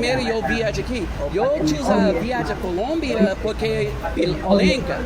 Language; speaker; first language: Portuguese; non-native, learner; English